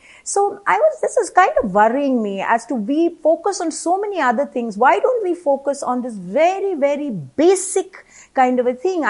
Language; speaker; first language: English; non-native, local second language; Malayalam